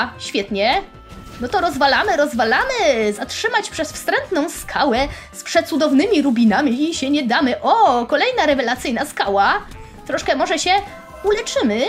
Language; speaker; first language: Polish; native; Polish